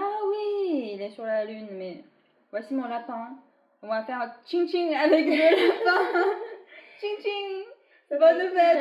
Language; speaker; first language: French; non-native, fluent; Chinese